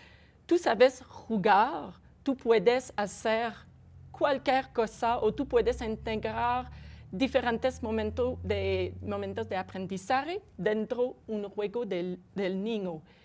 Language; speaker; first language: Spanish; non-native, fluent; French